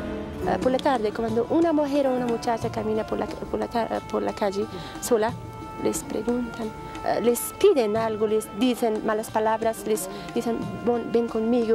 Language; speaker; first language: Spanish; non-native, fluent; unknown